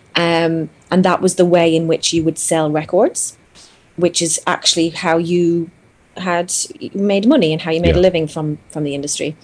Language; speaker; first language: English; non-native, fluent; Greek